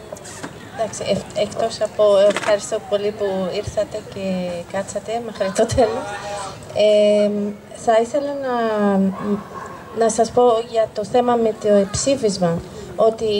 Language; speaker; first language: Greek; non-native, fluent; Arabic